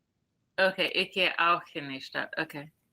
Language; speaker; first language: German; non-native, learner; English